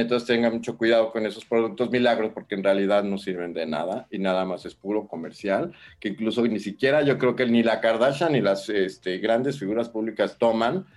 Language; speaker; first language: Spanish; native; Spanish